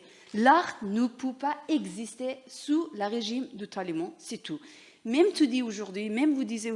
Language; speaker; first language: French; non-native, learner; Persian